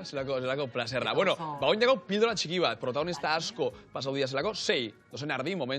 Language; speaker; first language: Basque; native; Basque